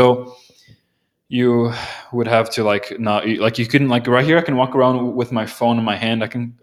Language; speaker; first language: English; non-native, fluent; Portuguese